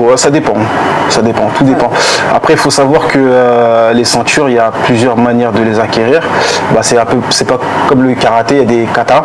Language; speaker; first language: French; early bilingual, other home language; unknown